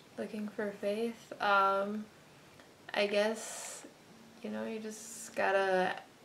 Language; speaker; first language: English; native; English